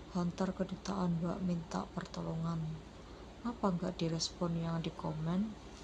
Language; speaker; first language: Indonesian; non-native, local second language; Javanese